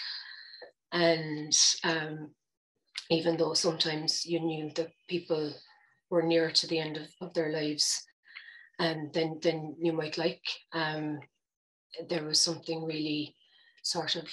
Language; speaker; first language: English; native; English